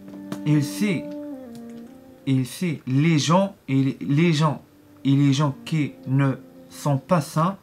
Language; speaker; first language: French; non-native, learner; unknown